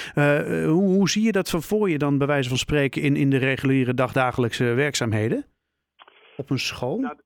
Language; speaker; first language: Dutch; native; Dutch